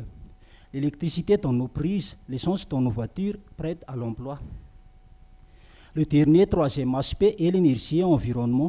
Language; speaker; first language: French; non-native, local second language; Malagasy